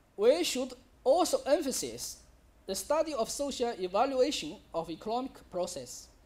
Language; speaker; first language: English; non-native, learner; Chinese